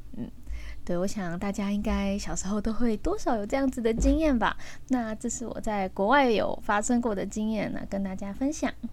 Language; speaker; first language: Chinese; early bilingual, heritage; Chinese